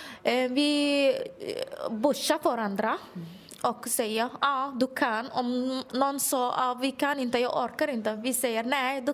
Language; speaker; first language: Swedish; non-native, learner; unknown